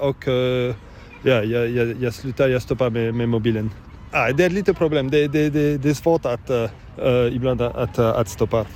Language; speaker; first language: Swedish; non-native, learner; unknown